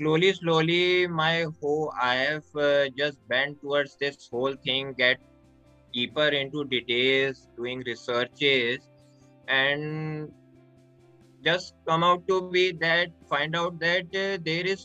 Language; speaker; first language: English; non-native, local second language; Hindi